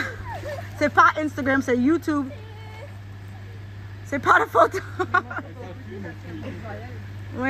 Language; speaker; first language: French; non-native, learner; English